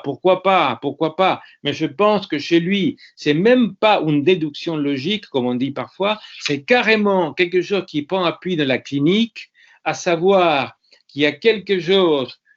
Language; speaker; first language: French; non-native, fluent; Spanish